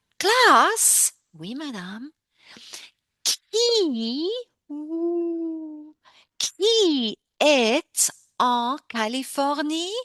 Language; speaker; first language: French; non-native, fluent; English